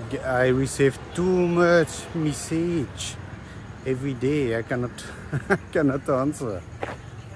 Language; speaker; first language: English; non-native, learner; French